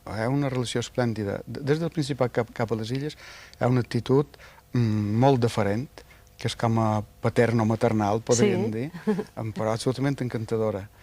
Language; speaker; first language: Catalan; native; Catalan